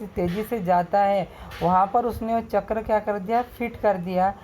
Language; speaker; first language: Hindi; non-native, local second language; Marathi